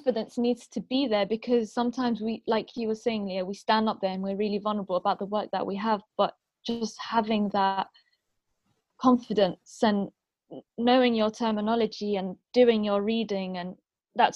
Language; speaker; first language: English; non-native, local second language; Arabic